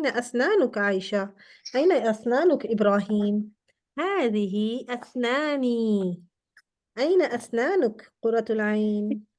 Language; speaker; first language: Arabic; non-native, fluent; Urdu